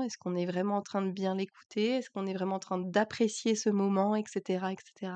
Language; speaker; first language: French; native; French